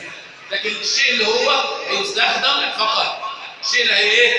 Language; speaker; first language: Arabic; native; Arabic